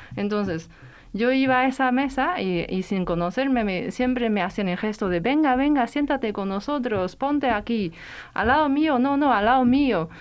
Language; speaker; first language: Spanish; non-native, fluent; Chinese